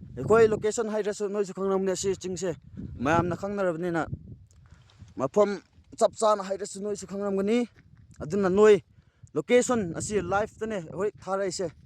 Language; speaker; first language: Manipuri; non-native, local second language; Thado Chin